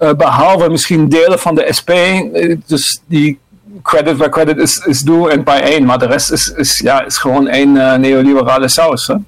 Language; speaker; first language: Dutch; non-native, fluent; German